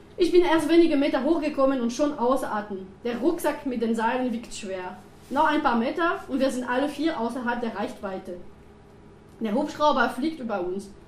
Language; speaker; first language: German; non-native, fluent; French